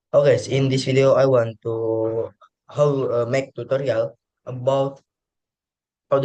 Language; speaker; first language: English; non-native, learner; Indonesian